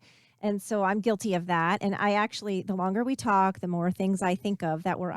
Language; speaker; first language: English; native; English